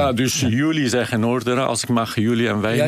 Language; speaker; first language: Dutch; non-native, fluent; Kurdish